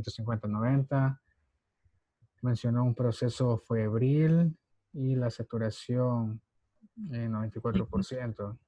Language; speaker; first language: Spanish; native; Spanish